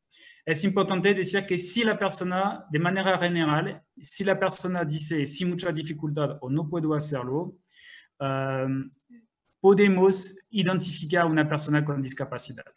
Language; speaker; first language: Spanish; non-native, fluent; French